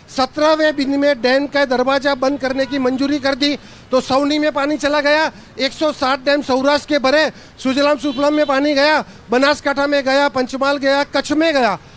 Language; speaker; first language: Hindi; non-native, local second language; Gujarati